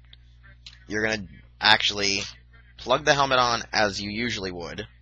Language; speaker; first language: English; native; English